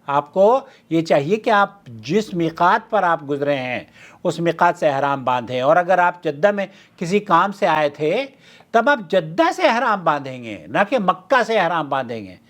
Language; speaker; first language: Urdu; native; Urdu